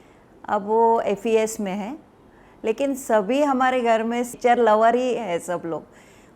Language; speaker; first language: Hindi; non-native, local second language; Marathi